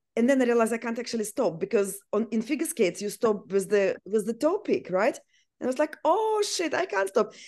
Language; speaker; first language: English; non-native, fluent; Russian